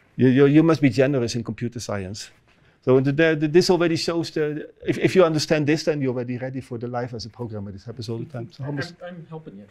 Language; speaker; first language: English; non-native, fluent; Dutch